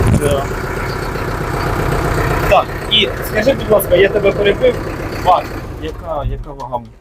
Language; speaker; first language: Ukrainian; native; Ukrainian